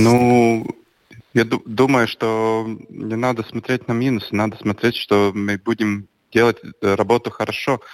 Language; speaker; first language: Russian; non-native, local second language; Latvian